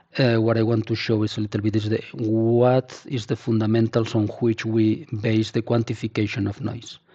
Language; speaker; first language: English; non-native, fluent; Spanish